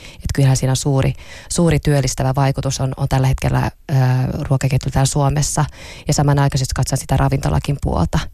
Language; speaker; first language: Finnish; non-native, local second language; Swedish